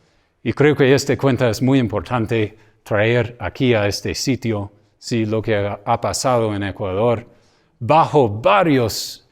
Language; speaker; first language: Spanish; non-native, fluent; English